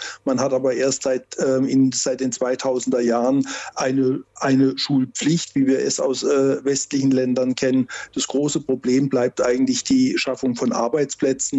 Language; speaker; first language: German; native; German